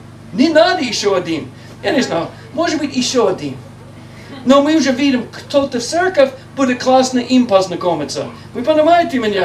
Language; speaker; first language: Russian; non-native, learner; English